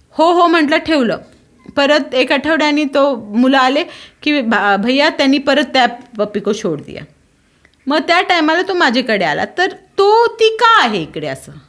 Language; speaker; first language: Marathi; non-native, local second language; Tulu